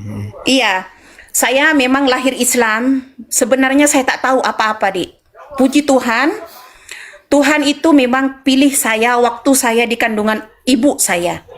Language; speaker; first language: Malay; non-native, local second language; Madurese